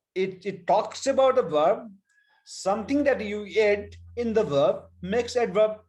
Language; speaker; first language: English; non-native, local second language; Nepali